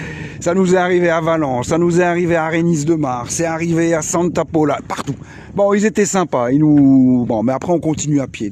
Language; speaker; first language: French; native; French